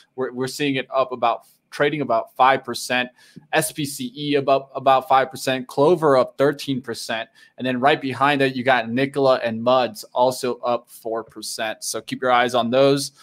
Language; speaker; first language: English; native; English